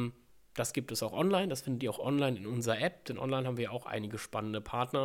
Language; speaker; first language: German; native; German